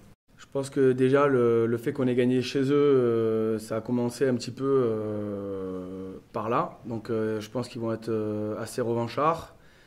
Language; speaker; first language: French; native; French